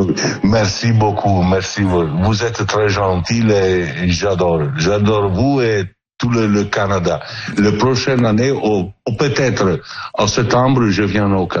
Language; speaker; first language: French; non-native, learner; Italian